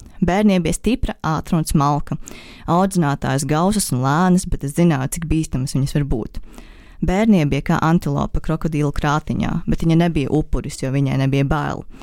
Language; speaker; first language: Latvian; native; Latvian